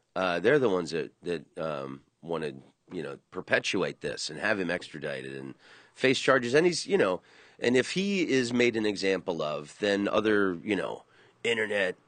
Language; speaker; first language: English; native; English